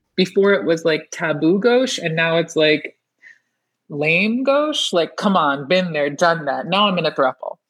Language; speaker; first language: English; early bilingual, other home language; Persian